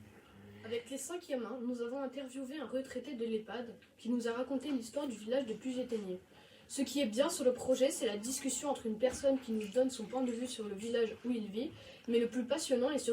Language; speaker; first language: French; native; French